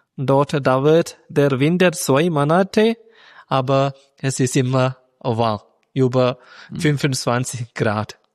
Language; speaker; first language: German; non-native, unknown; Malayalam